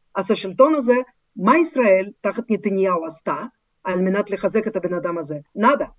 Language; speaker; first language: Hebrew; non-native, fluent; Russian